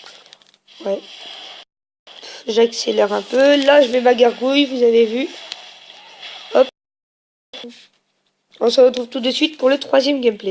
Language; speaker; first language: French; native; French